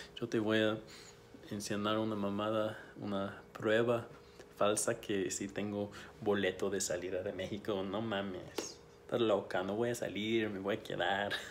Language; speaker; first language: Spanish; non-native, fluent; English